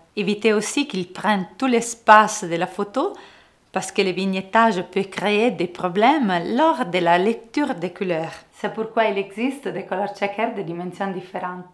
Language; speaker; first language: French; non-native, fluent; Italian